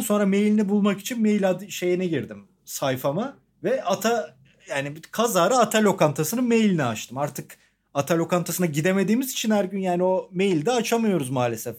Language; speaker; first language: Turkish; native; Turkish